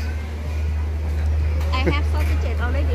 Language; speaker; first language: English; non-native, learner; Thai